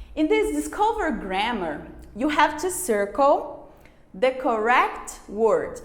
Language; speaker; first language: English; non-native, fluent; Portuguese